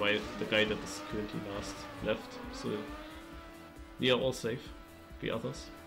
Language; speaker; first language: English; non-native, fluent; German